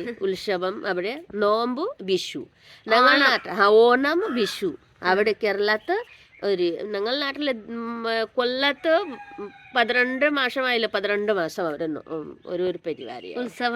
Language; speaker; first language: Malayalam; non-native, learner; Hindi